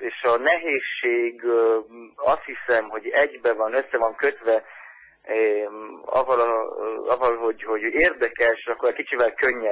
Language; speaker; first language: Hungarian; early bilingual, heritage; Hungarian